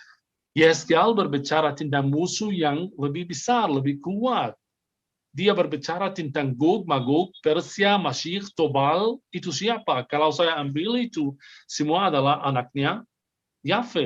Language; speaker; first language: Indonesian; non-native, fluent; Arabic